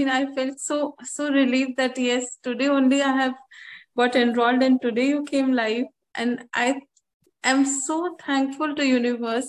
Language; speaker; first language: English; non-native, local second language; Hindi